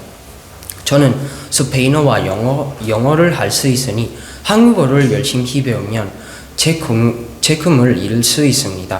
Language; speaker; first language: Korean; non-native, learner; Spanish